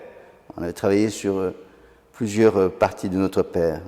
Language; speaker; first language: French; native; French